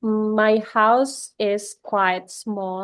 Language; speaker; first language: English; non-native, learner; Indonesian